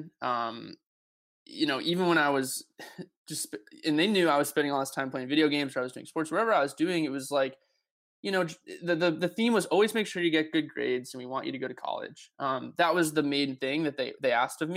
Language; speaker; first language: English; native; English